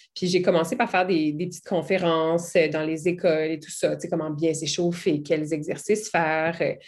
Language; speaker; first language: French; native; French